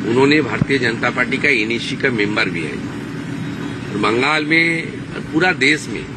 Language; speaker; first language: Hindi; non-native, local second language; Bangla